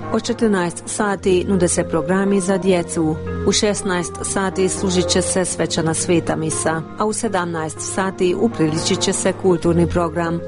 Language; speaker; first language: Croatian; early bilingual, heritage; Croatian